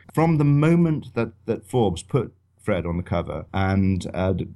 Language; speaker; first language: English; native; English